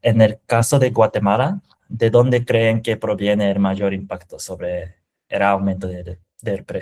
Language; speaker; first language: Spanish; non-native, fluent; Japanese